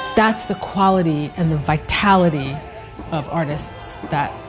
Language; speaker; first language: English; native; English